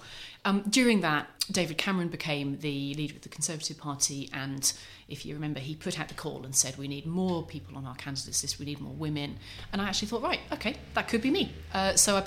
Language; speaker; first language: English; native; English